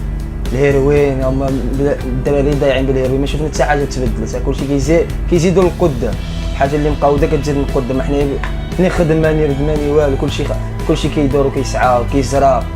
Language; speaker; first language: Arabic; native; Arabic